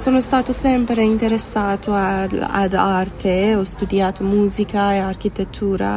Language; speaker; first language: Italian; non-native, fluent; Persian